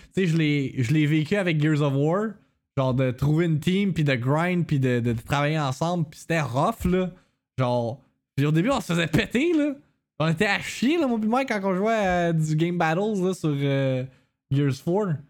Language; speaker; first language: French; native; French